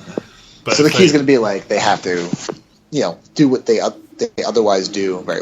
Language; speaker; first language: English; native; English